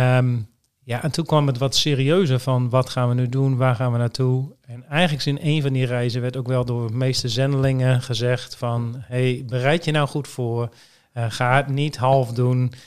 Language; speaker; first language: Dutch; native; Dutch